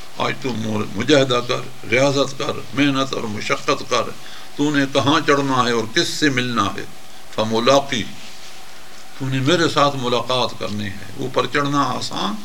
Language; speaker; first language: Urdu; non-native, local second language; Punjabi